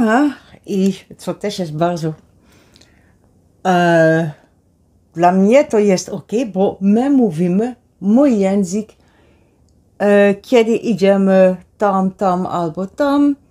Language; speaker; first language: Polish; non-native, learner; Dutch